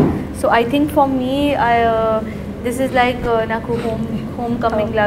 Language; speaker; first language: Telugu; non-native, learner; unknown